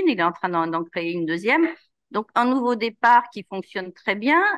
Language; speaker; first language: French; native; French